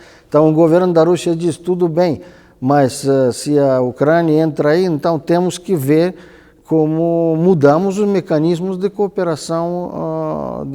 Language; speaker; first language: Portuguese; non-native, fluent; Russian